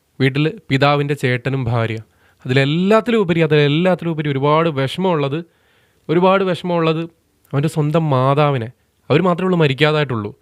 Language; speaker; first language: Malayalam; native; Malayalam